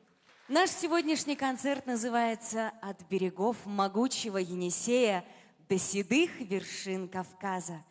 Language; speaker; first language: Russian; native; Russian